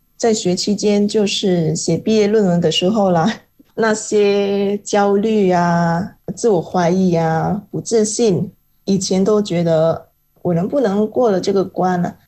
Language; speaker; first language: Chinese; non-native, fluent; Indonesian